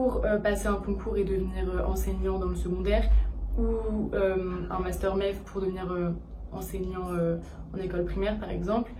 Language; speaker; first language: French; native; French